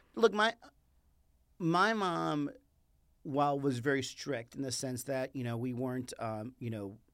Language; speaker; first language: English; early bilingual, other home language; Spanish